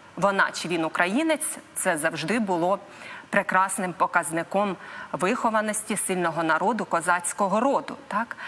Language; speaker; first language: Ukrainian; native; Ukrainian